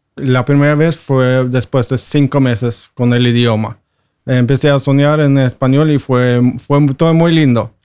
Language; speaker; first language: Spanish; non-native, fluent; Norwegian